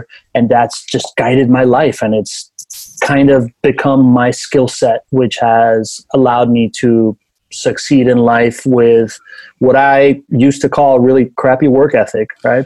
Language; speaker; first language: English; early bilingual, other home language; Spanish